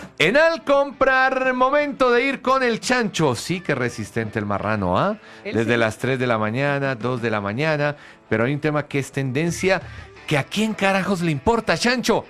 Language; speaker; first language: Spanish; native; Spanish